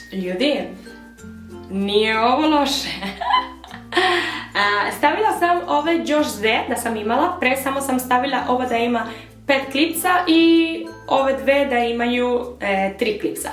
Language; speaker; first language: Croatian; early bilingual, heritage; Spanish